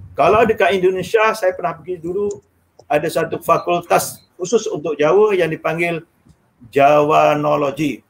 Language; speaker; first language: Malay; non-native, local second language; Javanese